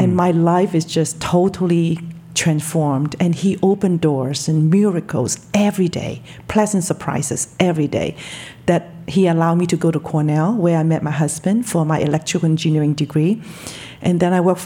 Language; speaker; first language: English; non-native, local second language; Cantonese